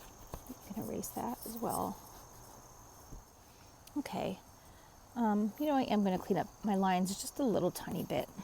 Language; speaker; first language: English; native; English